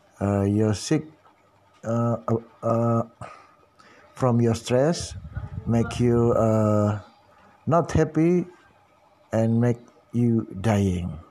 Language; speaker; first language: English; non-native, learner; Indonesian